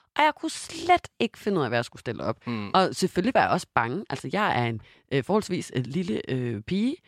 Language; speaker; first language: Danish; native; Danish